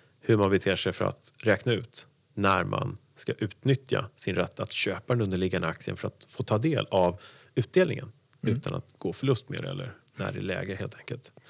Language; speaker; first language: Swedish; native; Swedish